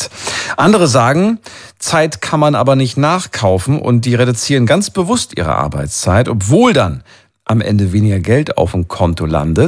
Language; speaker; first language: German; native; German